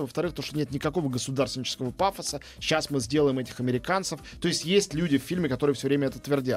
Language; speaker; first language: Russian; native; Russian